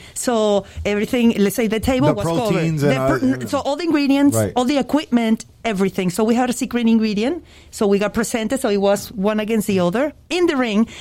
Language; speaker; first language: English; non-native, fluent; Spanish